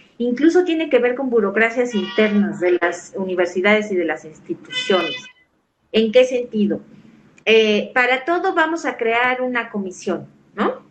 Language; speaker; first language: Spanish; native; Spanish